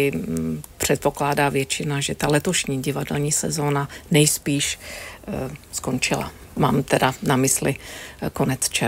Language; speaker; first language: Czech; native; Czech